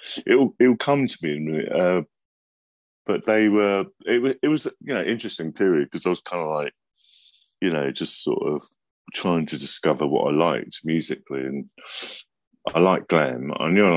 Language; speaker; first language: English; native; English